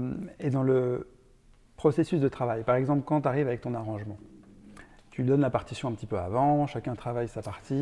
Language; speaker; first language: French; native; French